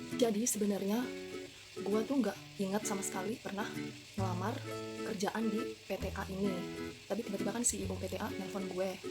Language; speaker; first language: Indonesian; native; Indonesian